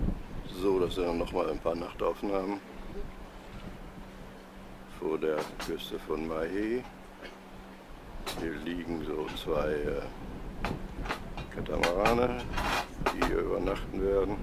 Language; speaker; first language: German; native; German